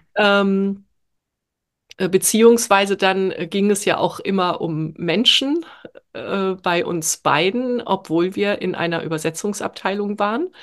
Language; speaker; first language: German; non-native, fluent; Swedish